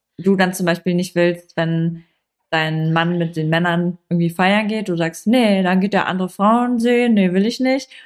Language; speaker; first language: German; native; German